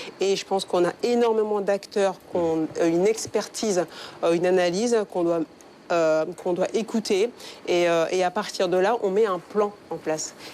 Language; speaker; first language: French; early bilingual, other home language; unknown